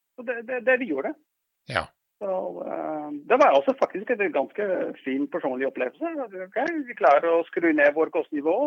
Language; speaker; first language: Norwegian; non-native, fluent; Dutch